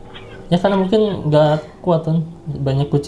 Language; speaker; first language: Indonesian; native; Indonesian